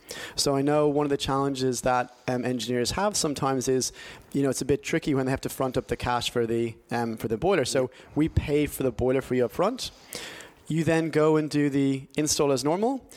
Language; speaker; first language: English; native; English